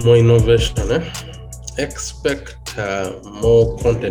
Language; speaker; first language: English; non-native, local second language; Ganda